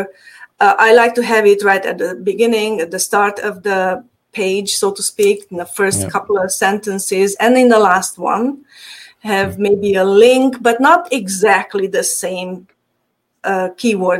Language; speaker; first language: English; non-native, fluent; Hungarian